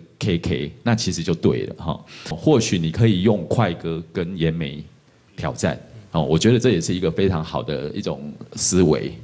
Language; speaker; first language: Chinese; native; Chinese